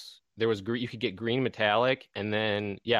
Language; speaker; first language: English; native; English